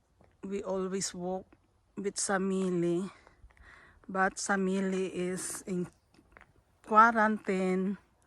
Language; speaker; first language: English; non-native, learner; Filipino